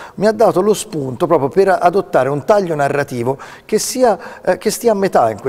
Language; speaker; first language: Italian; native; Italian